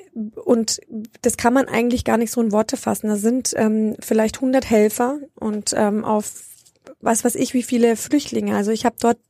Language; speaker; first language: German; early bilingual, other home language; Romanian